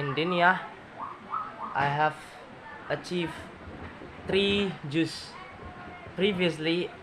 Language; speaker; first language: English; non-native, learner; Indonesian